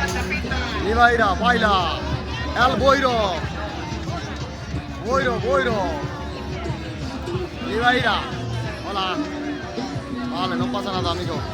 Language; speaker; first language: Spanish; non-native, learner; Bangla